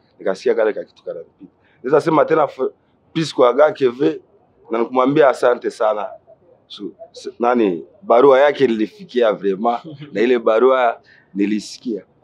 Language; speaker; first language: Swahili; native; Swahili